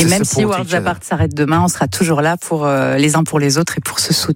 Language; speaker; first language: French; native; French